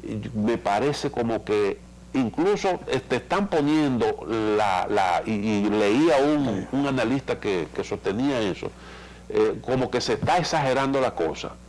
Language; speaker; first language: Spanish; native; Spanish